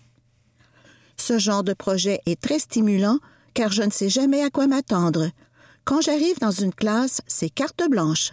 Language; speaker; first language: French; native; French